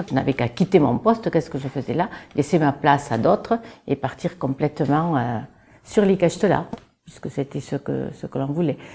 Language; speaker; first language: French; non-native, local second language; Basque